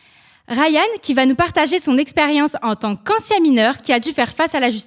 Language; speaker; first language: French; native; French